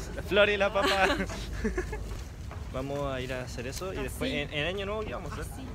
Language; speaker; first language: Spanish; native; Spanish